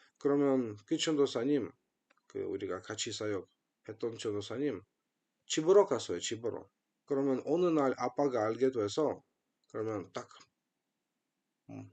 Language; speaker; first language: Korean; non-native, fluent; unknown